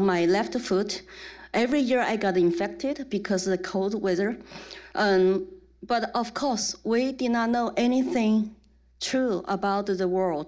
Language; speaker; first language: English; non-native, fluent; Chinese